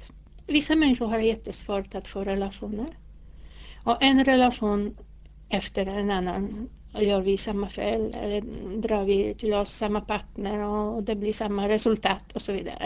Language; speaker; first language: Swedish; non-native, fluent; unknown